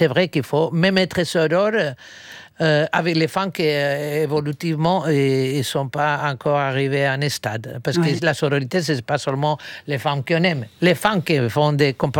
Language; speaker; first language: French; non-native, fluent; Spanish